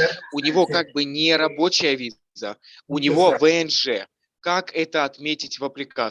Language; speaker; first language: Russian; native; Russian